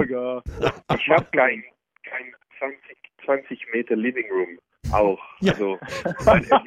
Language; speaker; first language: German; non-native, fluent; French